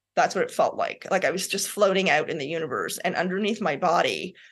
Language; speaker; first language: English; native; English